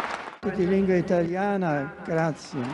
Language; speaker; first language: Italian; non-native, fluent; German